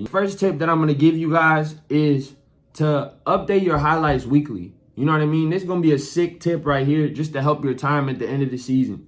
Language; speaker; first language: English; native; English